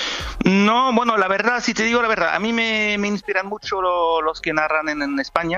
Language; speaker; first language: Spanish; non-native, fluent; French